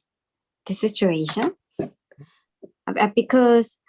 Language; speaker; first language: English; non-native, learner; Korean